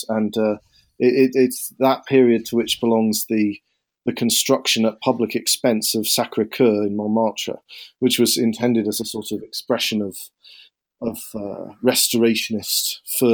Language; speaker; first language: English; native; English